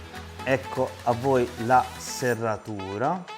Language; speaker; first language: Italian; native; Italian